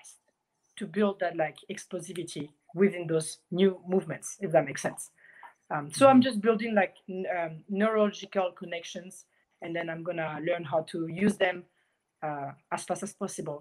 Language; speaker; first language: English; non-native, fluent; French